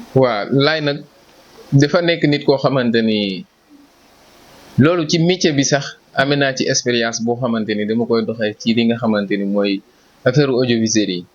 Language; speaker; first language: Wolof; native; Wolof